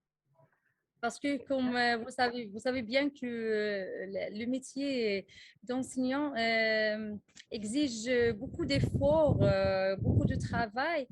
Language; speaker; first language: French; non-native, local second language; Arabic